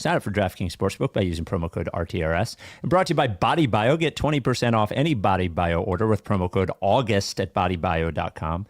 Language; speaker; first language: English; native; English